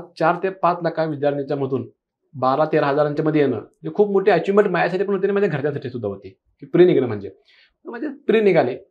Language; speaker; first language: Marathi; non-native, local second language; Kannada